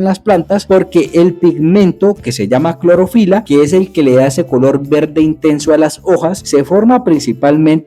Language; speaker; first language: Spanish; native; Spanish